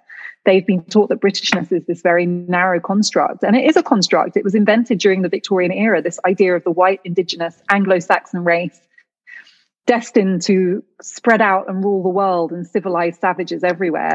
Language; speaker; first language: English; native; English